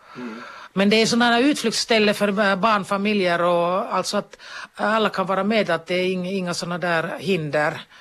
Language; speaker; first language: Swedish; non-native, local second language; Finnish